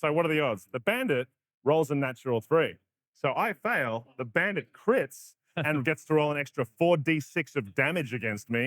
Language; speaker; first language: English; native; English